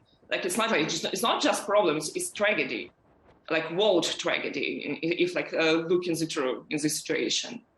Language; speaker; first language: English; non-native, learner; Ukrainian